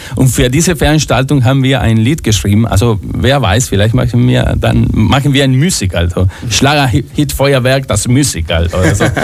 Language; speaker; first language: German; non-native, fluent; Spanish